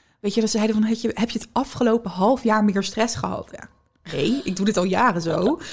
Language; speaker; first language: Dutch; native; Dutch